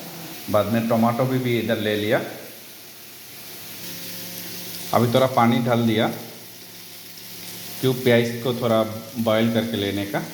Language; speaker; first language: Hindi; non-native, learner; Bangla